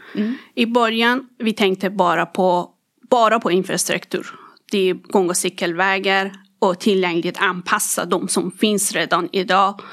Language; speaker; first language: Swedish; non-native, fluent; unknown